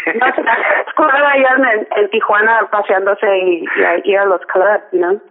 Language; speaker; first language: Spanish; early bilingual, heritage; Spanish